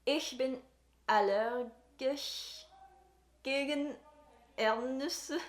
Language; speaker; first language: German; non-native, learner; English